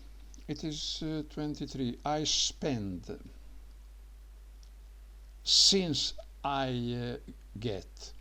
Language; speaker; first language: English; non-native, learner; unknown